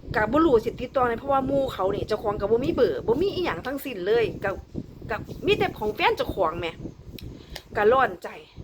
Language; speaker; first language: Thai; native; Thai